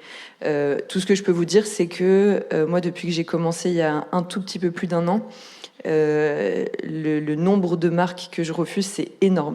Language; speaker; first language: French; native; French